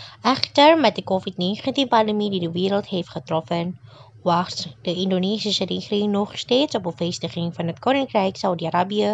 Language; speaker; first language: Dutch; non-native, fluent; Indonesian